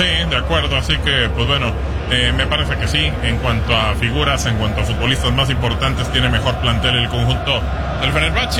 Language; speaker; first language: Spanish; native; Spanish